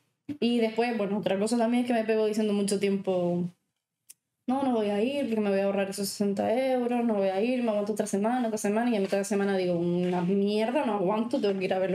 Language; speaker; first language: Spanish; native; Spanish